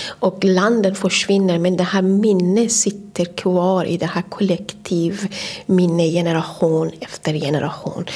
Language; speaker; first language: Swedish; non-native, fluent; Persian